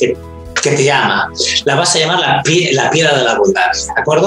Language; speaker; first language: Spanish; native; Spanish